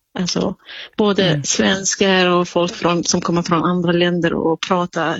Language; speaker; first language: Swedish; non-native, fluent; Kurdish